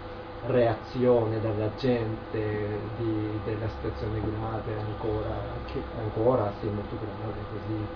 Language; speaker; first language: Italian; non-native, learner; Japanese